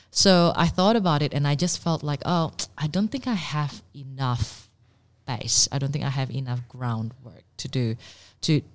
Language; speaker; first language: English; non-native, fluent; Indonesian